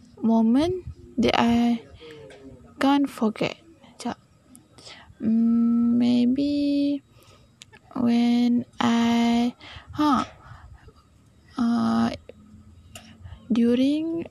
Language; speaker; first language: English; non-native, learner; Malay